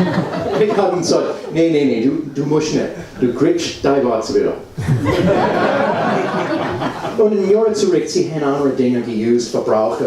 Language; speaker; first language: German; non-native, learner; English